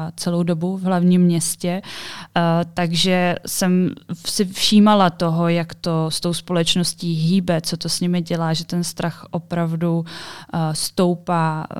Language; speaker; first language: Czech; native; Czech